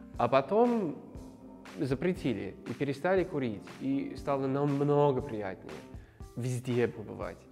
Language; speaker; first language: Russian; non-native, fluent; English